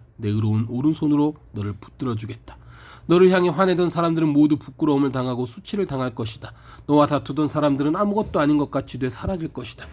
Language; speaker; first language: Korean; native; Korean